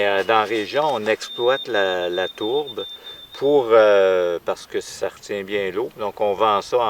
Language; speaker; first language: French; native; French